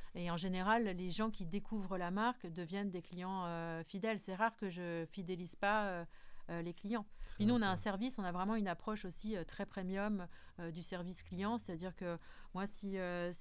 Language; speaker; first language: French; native; French